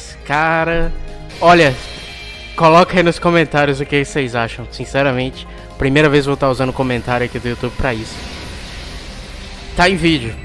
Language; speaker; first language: Portuguese; native; Portuguese